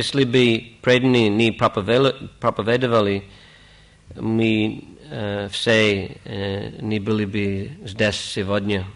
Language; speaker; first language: Russian; non-native, fluent; English